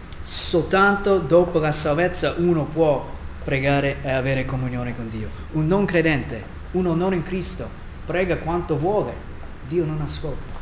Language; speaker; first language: Italian; non-native, fluent; English